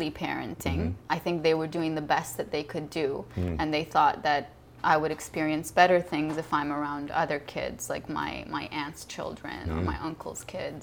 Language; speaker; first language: English; non-native, fluent; Arabic